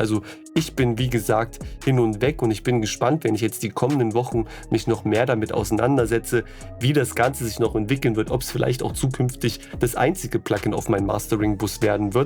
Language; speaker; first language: German; native; German